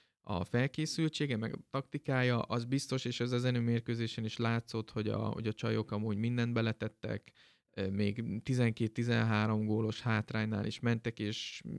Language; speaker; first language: Hungarian; native; Hungarian